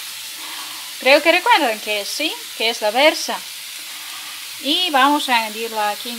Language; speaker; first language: Spanish; non-native, fluent; Ukrainian